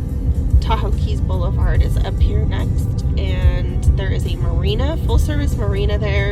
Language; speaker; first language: English; native; English